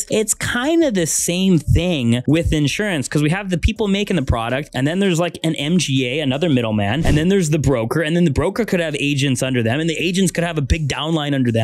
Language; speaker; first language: English; native; English